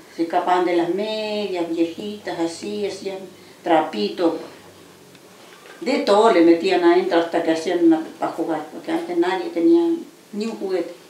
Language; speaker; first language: Spanish; native; Spanish